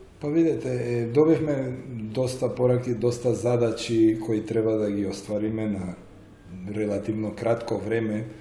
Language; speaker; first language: Macedonian; native; Macedonian